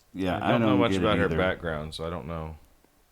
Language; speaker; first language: English; native; English